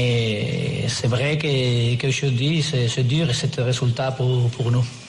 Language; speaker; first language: French; non-native, learner; Spanish